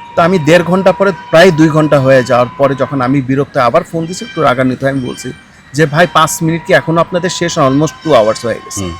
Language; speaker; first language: Bangla; native; Bangla